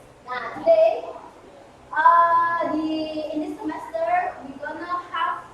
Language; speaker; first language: English; non-native, learner; Indonesian